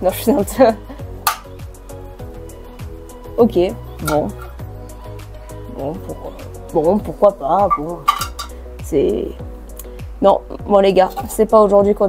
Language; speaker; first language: French; native; French